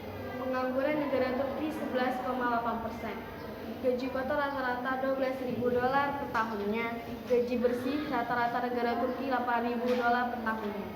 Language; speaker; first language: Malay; non-native, local second language; Madurese